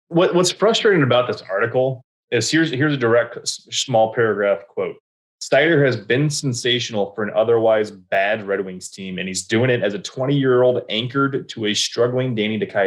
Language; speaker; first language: English; native; English